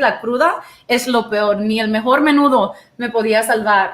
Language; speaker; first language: Spanish; early bilingual, other home language; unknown